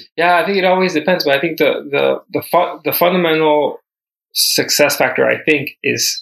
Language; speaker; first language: English; early bilingual, other home language; Spanish